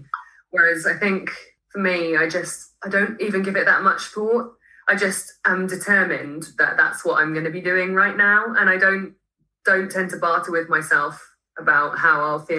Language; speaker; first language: English; native; English